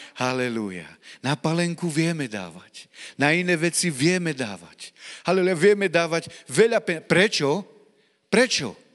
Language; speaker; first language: Slovak; non-native, local second language; Romany